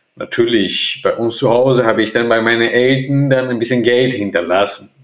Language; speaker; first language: German; non-native, fluent; Portuguese